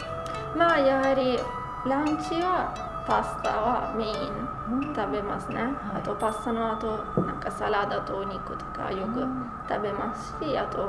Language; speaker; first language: Japanese; non-native, fluent; Italian